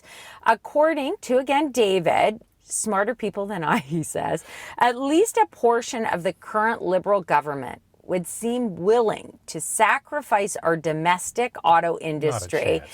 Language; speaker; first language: English; native; English